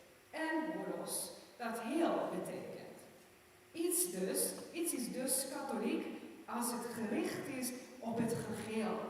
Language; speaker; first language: Dutch; non-native, fluent; German